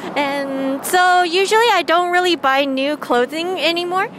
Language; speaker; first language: English; native; English